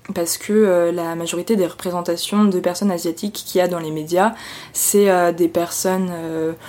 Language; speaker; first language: French; native; French